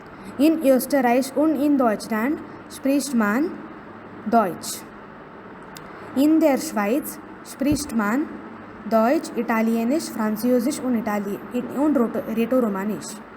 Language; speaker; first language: German; non-native, fluent; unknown